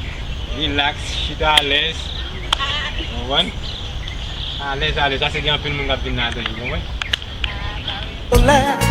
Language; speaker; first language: French; non-native, learner; Haitian Creole